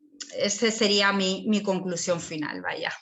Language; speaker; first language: Spanish; native; Spanish